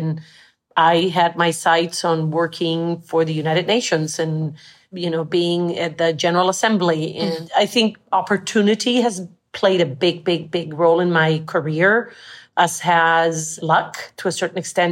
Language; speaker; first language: English; non-native, fluent; Spanish